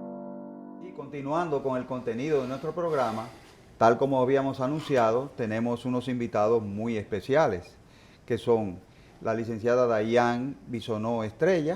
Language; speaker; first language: Spanish; native; Spanish